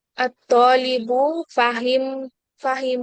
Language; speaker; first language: Arabic; non-native, learner; Bangla